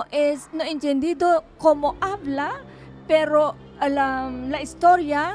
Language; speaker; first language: Spanish; non-native, learner; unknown